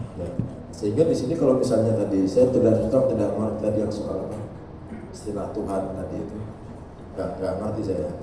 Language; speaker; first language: Indonesian; native; Indonesian